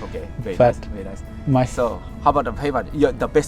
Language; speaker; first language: English; non-native, learner; Japanese